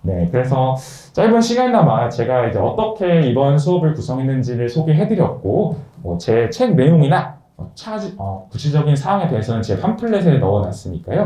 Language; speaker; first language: Korean; native; Korean